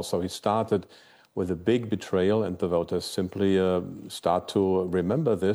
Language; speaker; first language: English; non-native, fluent; German